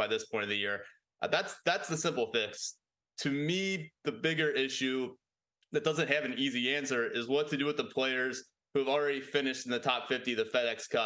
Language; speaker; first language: English; native; English